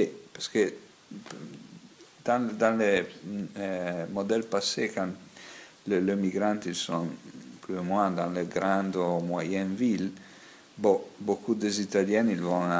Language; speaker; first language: French; non-native, fluent; Italian